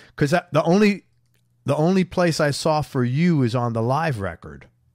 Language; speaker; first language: English; native; English